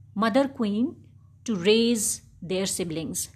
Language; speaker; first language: English; non-native, local second language; Dogri